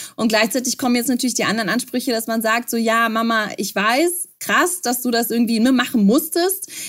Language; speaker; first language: German; early bilingual, other home language; Russian